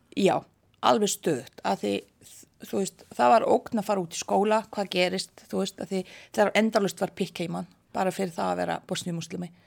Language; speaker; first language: Icelandic; non-native, fluent; Bosnian